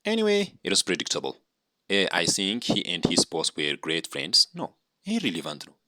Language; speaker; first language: English; non-native, local second language; Amharic